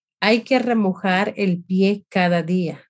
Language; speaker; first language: Spanish; non-native, fluent; English